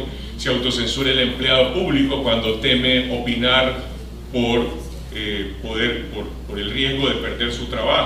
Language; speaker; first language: Spanish; native; Spanish